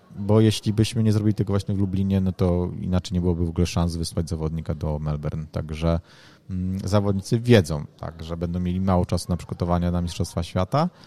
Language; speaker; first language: Polish; native; Polish